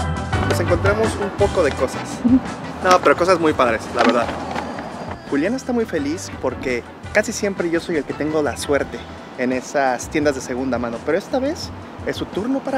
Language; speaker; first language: Spanish; native; Spanish